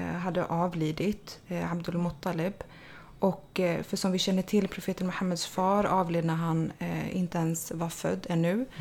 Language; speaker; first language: Swedish; native; Swedish